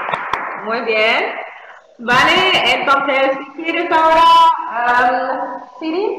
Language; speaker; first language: Spanish; non-native, fluent; Arabic